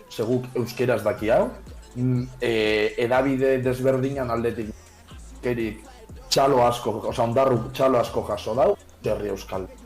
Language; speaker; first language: Basque; native; Basque